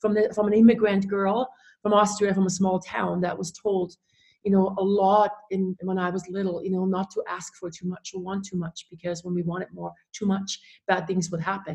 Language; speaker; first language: English; non-native, fluent; German